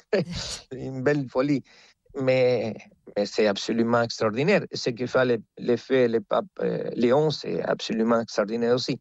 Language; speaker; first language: French; non-native, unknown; Spanish